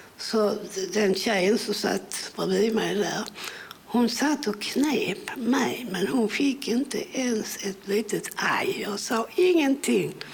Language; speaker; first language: Swedish; early bilingual, other home language; English